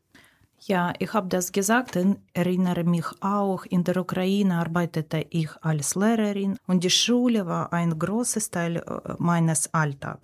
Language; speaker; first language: German; non-native, learner; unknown